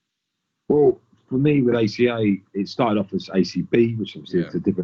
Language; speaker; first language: English; native; English